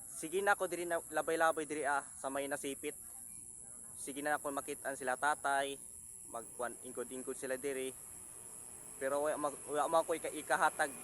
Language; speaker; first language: Cebuano; non-native, local second language; Surigaonon